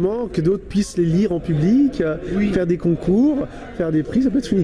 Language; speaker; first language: French; native; French